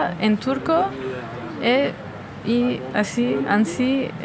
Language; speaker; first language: Spanish; non-native, fluent; Turkish